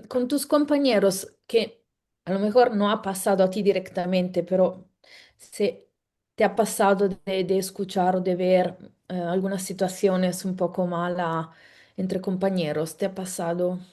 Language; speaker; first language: Spanish; non-native, fluent; Italian